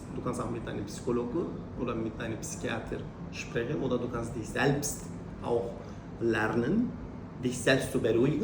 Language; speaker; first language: German; non-native, learner; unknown